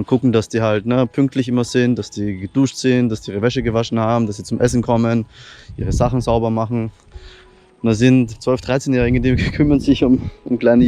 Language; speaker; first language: German; native; German